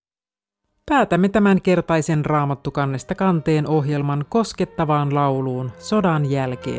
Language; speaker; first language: Finnish; native; Finnish